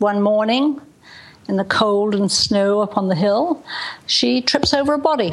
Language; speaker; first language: English; native; English